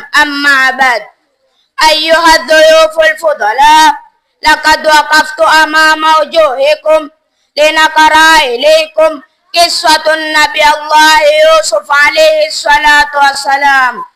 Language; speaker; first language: Arabic; non-native, learner; Swahili